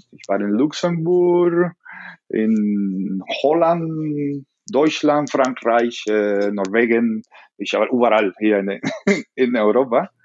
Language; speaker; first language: German; non-native, fluent; Spanish